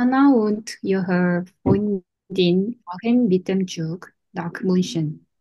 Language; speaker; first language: German; non-native, learner; Korean